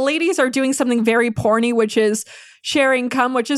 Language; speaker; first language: English; non-native, fluent; Polish